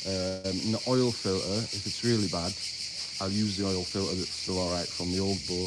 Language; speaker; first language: English; native; English